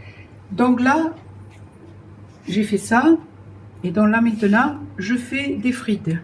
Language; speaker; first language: French; native; French